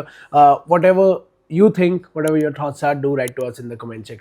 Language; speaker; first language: English; non-native, local second language; Hindi